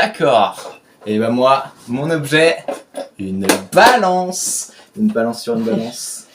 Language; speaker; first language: French; native; French